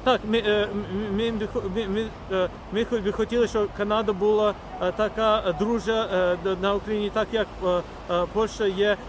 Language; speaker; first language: Ukrainian; early bilingual, heritage; Ukrainian